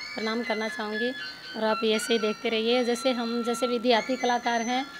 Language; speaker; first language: Hindi; native; Hindi